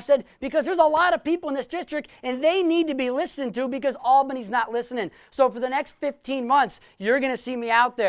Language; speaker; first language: English; native; English